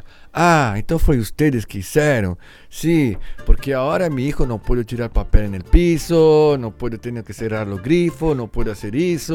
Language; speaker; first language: Spanish; non-native, learner; Portuguese